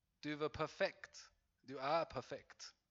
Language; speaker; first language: Swedish; non-native, fluent; English